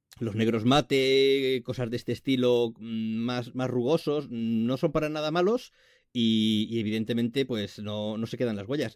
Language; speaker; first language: Spanish; native; Spanish